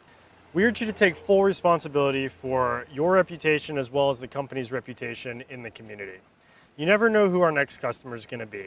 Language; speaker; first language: English; native; English